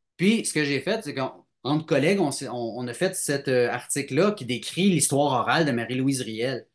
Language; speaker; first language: French; native; French